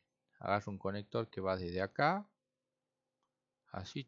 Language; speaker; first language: Spanish; native; Spanish